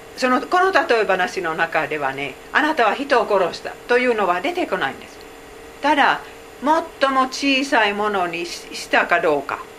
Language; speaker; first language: Japanese; non-native, fluent; Finnish